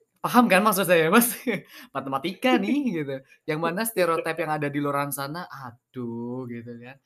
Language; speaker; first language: Indonesian; native; Indonesian